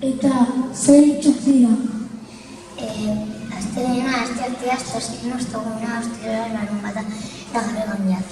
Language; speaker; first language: Basque; non-native, local second language; Spanish